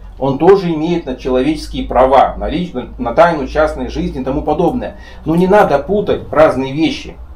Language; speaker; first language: Russian; native; Russian